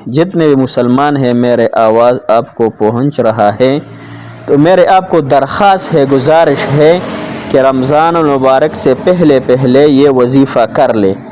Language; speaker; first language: Urdu; non-native, local second language; Pashto